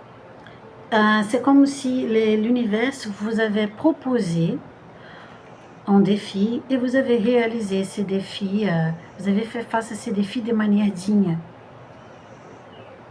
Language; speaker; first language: French; non-native, fluent; Portuguese